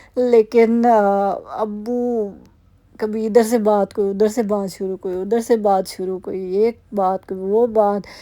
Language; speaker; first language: Urdu; native; Urdu